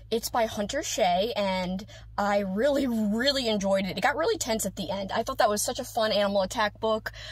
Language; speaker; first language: English; native; English